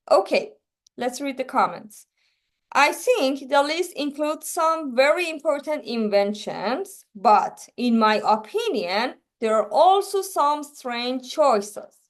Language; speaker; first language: English; non-native, learner; Persian